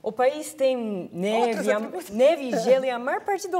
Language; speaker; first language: Portuguese; non-native, fluent; English